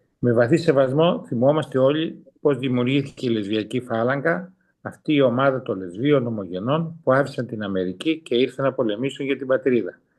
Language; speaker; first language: Greek; early bilingual, heritage; Greek